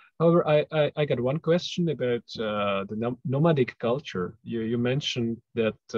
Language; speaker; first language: English; non-native, fluent; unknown